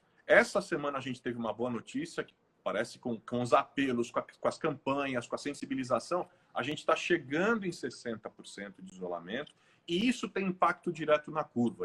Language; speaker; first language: Portuguese; native; Portuguese